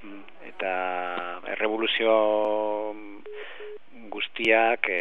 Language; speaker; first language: Basque; non-native, learner; Spanish